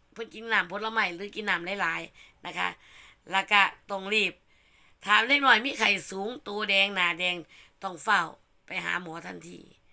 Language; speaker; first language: Thai; native; Thai